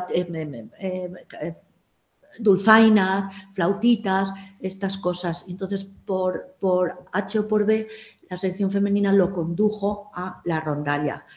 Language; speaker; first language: Spanish; native; Spanish